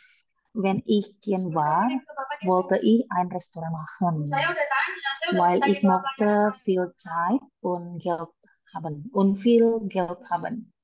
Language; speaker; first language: German; non-native, learner; Indonesian